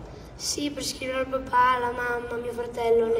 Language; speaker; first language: Italian; early bilingual, heritage; English